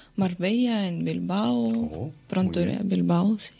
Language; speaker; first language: Spanish; non-native, fluent; Russian